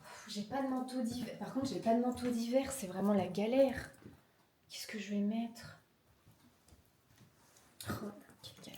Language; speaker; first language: French; native; French